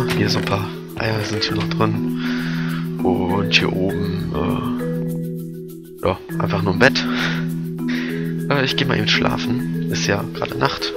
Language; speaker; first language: German; native; German